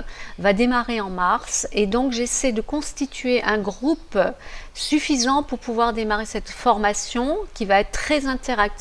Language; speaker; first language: French; native; French